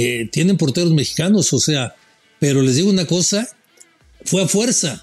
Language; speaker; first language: Spanish; native; Spanish